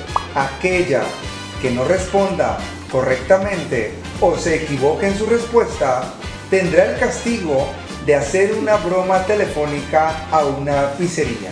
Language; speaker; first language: Spanish; native; Spanish